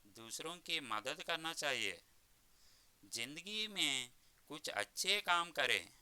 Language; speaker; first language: Hindi; non-native, local second language; Telugu